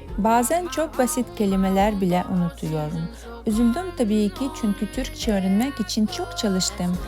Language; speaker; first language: Turkish; non-native, fluent; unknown